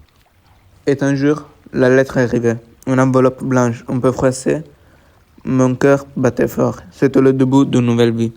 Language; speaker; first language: French; non-native, learner; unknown